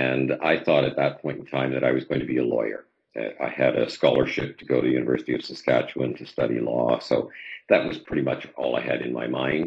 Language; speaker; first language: English; native; English